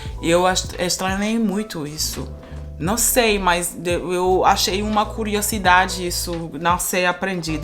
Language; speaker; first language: Portuguese; non-native, fluent; Spanish